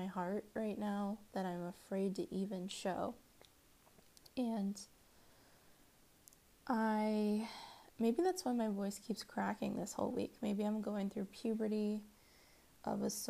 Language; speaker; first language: English; native; English